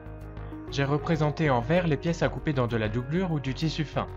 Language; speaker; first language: French; native; French